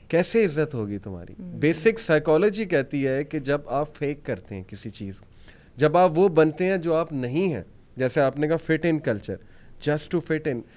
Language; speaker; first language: Urdu; native; Urdu